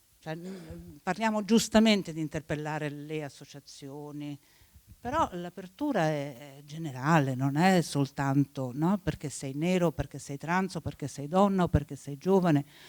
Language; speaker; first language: Italian; early bilingual, other home language; Spanish